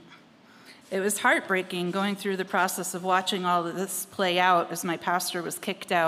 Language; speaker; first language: English; native; English